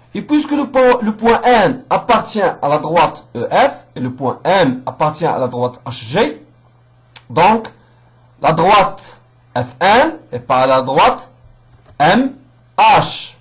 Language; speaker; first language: French; non-native, local second language; Arabic